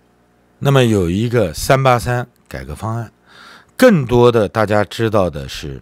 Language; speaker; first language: Chinese; native; Chinese